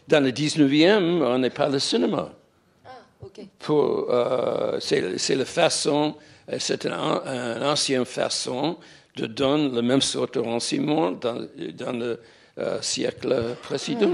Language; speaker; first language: French; non-native, fluent; English